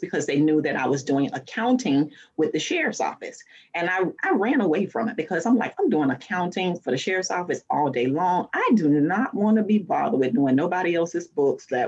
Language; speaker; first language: English; native; English